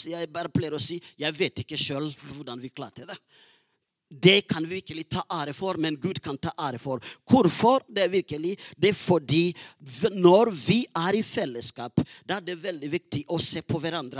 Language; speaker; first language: Norwegian; non-native, fluent; Rundi